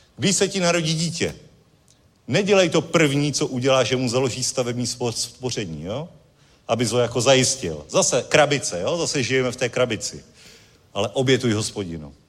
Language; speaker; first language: Czech; native; Czech